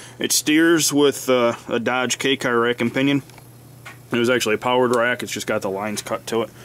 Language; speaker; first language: English; native; English